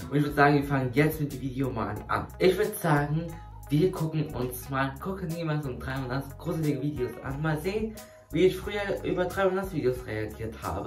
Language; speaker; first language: German; early bilingual, other home language; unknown